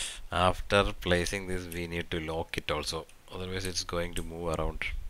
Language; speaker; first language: English; non-native, local second language; Malayalam